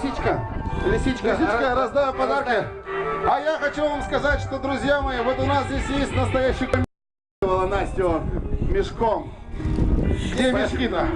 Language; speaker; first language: Russian; native; Russian